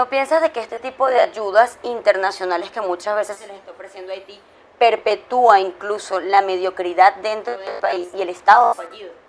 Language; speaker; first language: Spanish; native; Spanish